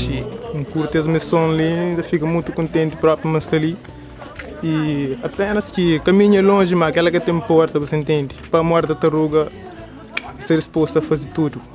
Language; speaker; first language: Portuguese; non-native, local second language; Kabuverdianu